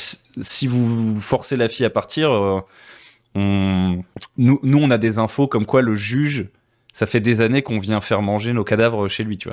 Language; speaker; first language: French; native; French